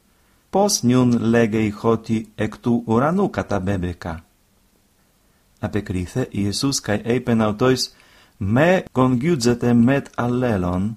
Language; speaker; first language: Greek; non-native, fluent; Ukrainian